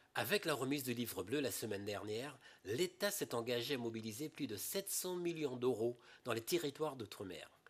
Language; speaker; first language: French; native; French